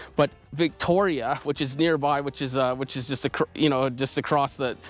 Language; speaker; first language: English; native; English